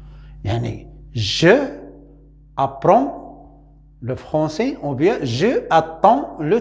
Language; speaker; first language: French; non-native, local second language; Arabic